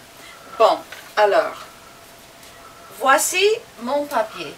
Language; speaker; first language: French; non-native, fluent; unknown